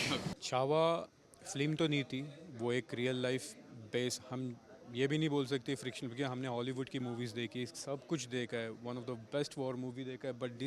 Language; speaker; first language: Hindi; native; Hindi